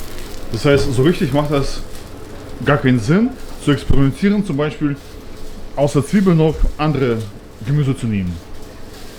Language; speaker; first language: German; native; German